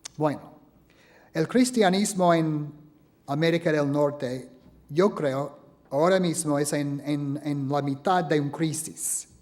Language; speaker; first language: Spanish; non-native, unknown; English